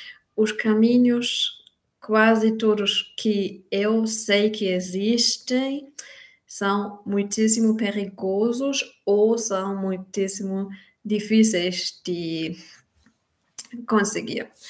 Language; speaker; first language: Portuguese; non-native, fluent; German